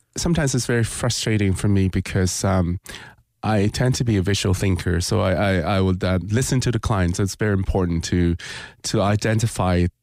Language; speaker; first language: English; non-native, local second language; Cantonese